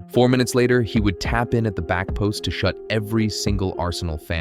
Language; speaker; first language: English; native; English